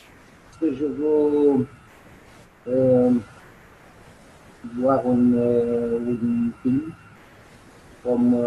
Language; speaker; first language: French; non-native, learner; Romanian